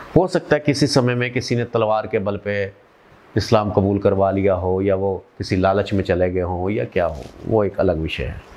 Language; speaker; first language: Hindi; non-native, local second language; Punjabi